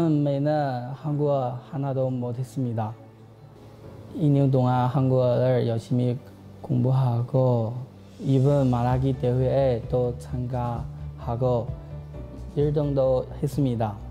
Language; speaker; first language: Korean; non-native, learner; Chinese